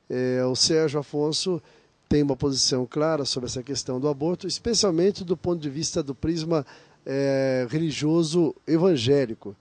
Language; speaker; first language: Portuguese; native; Portuguese